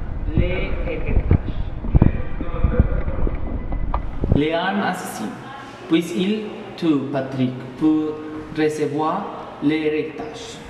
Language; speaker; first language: French; non-native, learner; Spanish